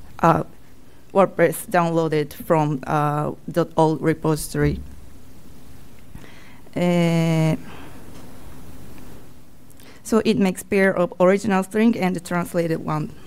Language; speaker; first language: English; non-native, learner; Japanese